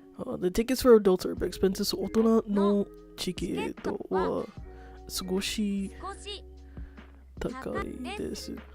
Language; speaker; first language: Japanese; non-native, learner; English